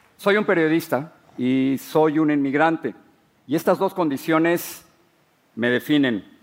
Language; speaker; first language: Spanish; native; Spanish